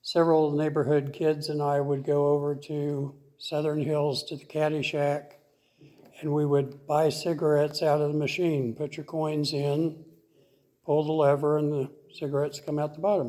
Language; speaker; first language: English; native; English